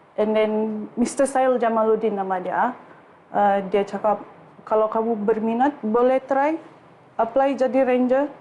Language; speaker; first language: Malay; native; Malay